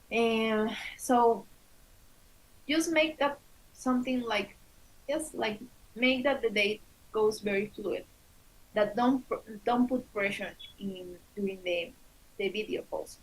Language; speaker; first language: English; non-native, fluent; Spanish